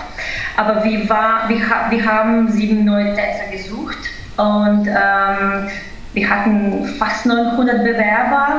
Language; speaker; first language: German; non-native, fluent; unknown